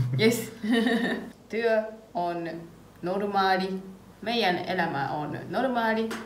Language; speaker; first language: Finnish; non-native, learner; Japanese